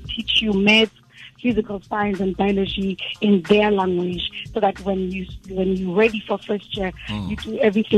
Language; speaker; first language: English; non-native, local second language; Zulu